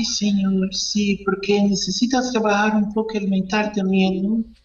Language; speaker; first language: Spanish; non-native, fluent; Portuguese